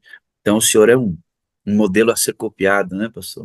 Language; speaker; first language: Portuguese; native; Portuguese